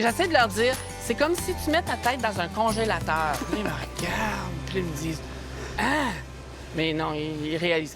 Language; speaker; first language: French; native; French